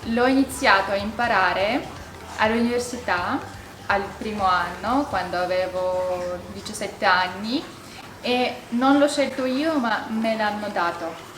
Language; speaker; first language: Italian; non-native, fluent; Russian